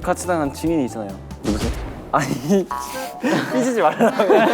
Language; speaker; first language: Korean; native; Korean